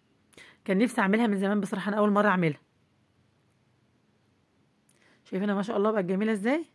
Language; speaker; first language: Arabic; native; Arabic